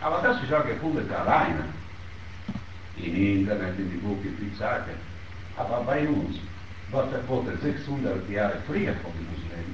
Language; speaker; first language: German; non-native, learner; Italian